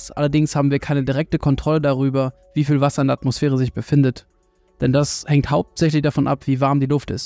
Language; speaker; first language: German; native; German